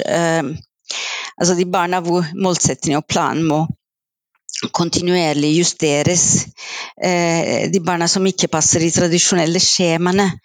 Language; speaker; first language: Norwegian; non-native, fluent; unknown